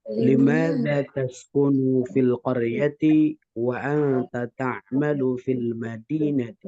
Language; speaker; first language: Arabic; non-native, learner; Indonesian